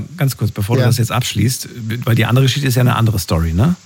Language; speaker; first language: German; native; German